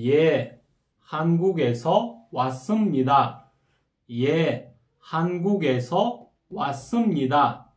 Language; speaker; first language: Korean; non-native, fluent; Kyrgyz